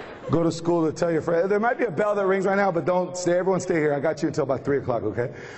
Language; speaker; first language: English; early bilingual, other home language; Spanish